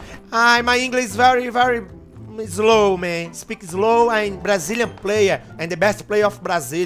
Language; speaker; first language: English; non-native, learner; Portuguese